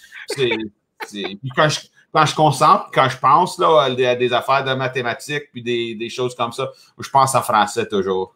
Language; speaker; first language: French; native; French